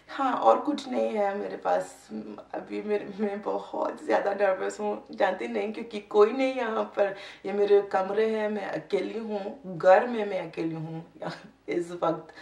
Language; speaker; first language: Hindi; non-native, learner; English